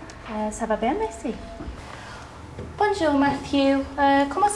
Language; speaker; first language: French; non-native, learner; English